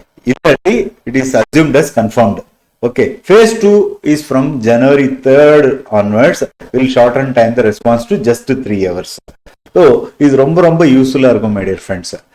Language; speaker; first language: English; non-native, local second language; Tamil